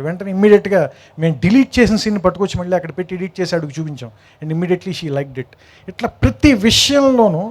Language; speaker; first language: Telugu; native; Telugu